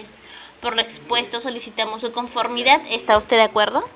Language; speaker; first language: Spanish; native; Spanish